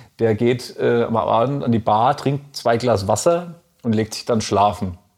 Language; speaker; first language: German; native; German